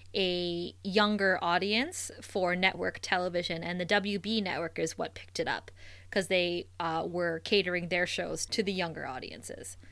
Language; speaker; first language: English; native; English